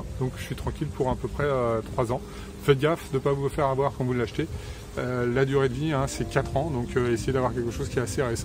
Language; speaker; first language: French; native; French